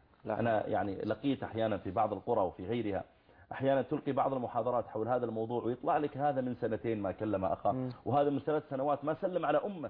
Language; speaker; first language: Arabic; native; Arabic